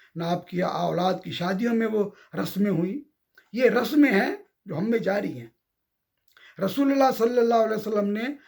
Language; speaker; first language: Urdu; native; Urdu